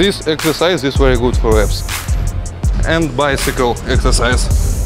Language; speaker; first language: English; non-native, learner; Russian